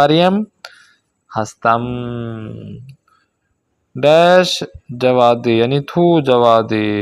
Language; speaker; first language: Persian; non-native, fluent; Urdu